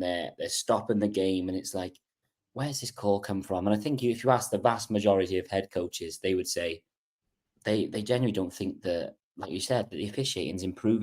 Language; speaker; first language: English; native; English